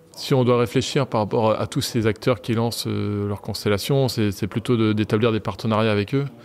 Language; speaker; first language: French; native; French